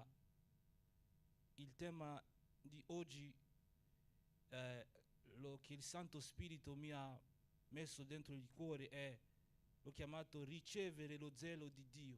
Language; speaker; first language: Italian; non-native, fluent; Portuguese